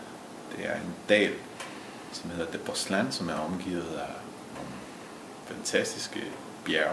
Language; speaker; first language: Danish; early bilingual, other home language; Spanish